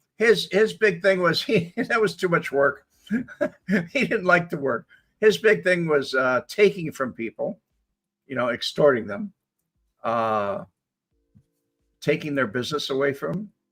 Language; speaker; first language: English; native; English